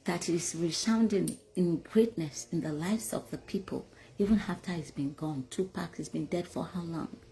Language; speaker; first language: English; non-native, local second language; Yoruba